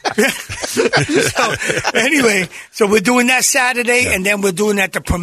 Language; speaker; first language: English; native; English